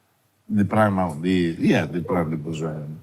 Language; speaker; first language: Indonesian; non-native, fluent; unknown